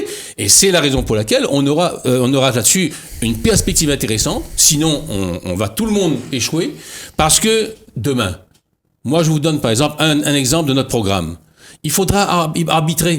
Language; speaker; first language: French; native; French